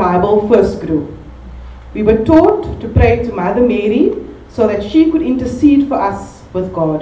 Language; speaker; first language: English; native; English